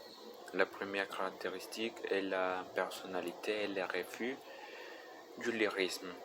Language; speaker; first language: French; non-native, learner; Spanish